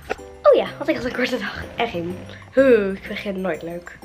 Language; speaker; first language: Dutch; native; Dutch